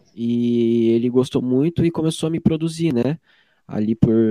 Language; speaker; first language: Portuguese; native; Portuguese